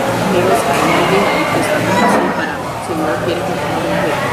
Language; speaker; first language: Spanish; early bilingual, other home language; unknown